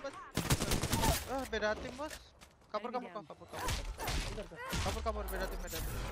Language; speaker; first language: Indonesian; native; Indonesian